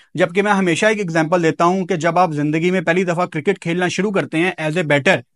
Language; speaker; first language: Urdu; non-native, local second language; Punjabi